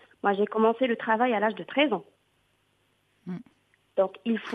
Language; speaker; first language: French; non-native, local second language; Arabic